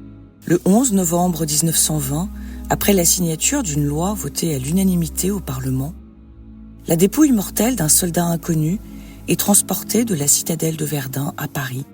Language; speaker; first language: French; native; French